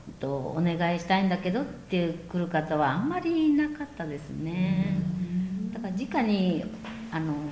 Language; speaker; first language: Japanese; native; Japanese